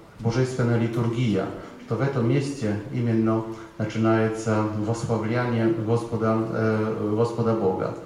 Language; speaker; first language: Russian; non-native, fluent; Polish